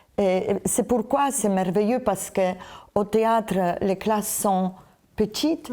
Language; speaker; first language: French; non-native, fluent; Polish